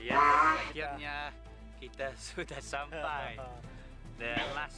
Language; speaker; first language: Indonesian; non-native, learner; English